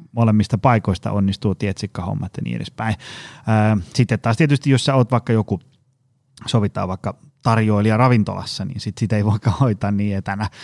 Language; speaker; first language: Finnish; native; Finnish